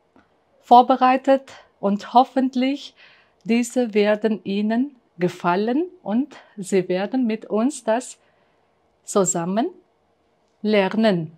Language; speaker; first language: German; non-native, fluent; Uzbek